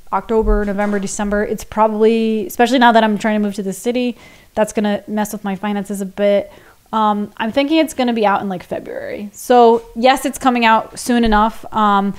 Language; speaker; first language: English; native; English